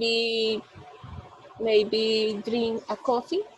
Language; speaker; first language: English; non-native, learner; Spanish